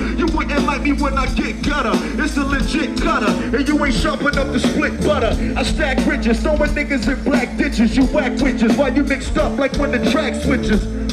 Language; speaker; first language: English; native; English